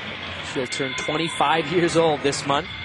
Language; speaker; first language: English; native; English